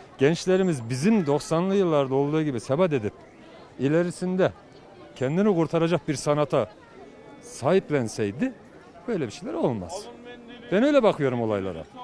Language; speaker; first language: Turkish; native; Turkish